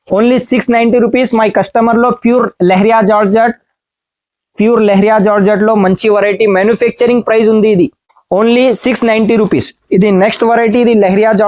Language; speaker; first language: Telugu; non-native, learner; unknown